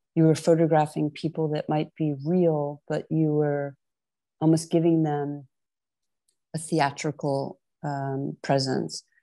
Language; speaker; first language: English; native; English